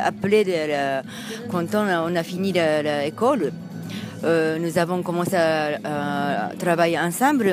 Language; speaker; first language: French; non-native, learner; Japanese